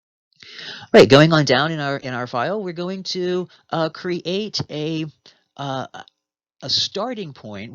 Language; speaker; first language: English; native; English